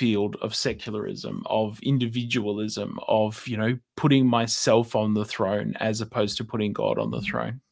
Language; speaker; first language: English; native; English